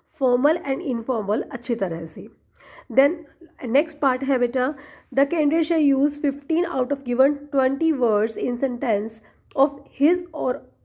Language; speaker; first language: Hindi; non-native, local second language; Punjabi